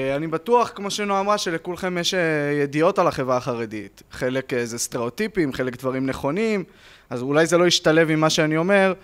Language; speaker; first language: Hebrew; native; Hebrew